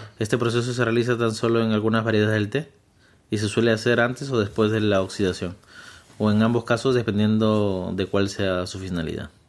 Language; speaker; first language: Spanish; native; Spanish